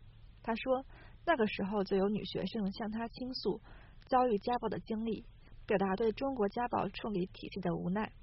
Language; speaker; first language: Chinese; native; Chinese